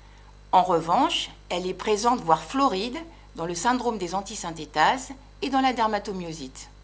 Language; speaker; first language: French; native; French